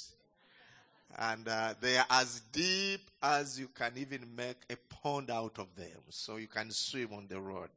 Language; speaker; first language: English; non-native, local second language; Ganda